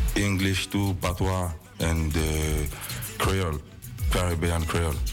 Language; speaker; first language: English; non-native, learner; French